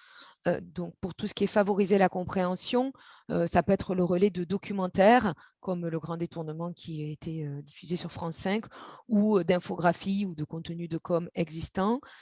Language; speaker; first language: French; native; French